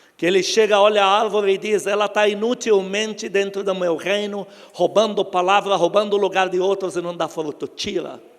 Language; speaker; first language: Portuguese; non-native, fluent; Arabic